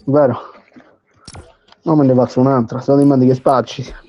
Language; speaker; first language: Italian; native; Italian